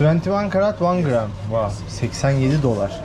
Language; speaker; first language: English; non-native, learner; Turkish